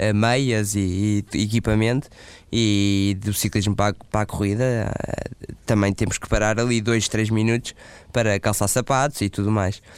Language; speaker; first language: Portuguese; native; Portuguese